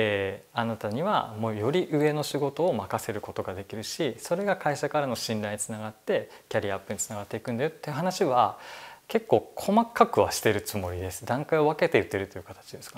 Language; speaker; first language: Japanese; native; Japanese